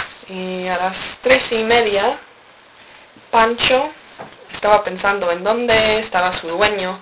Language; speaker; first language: Spanish; non-native, learner; English